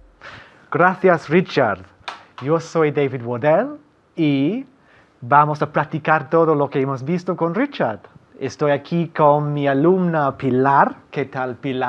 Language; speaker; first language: Spanish; non-native, fluent; English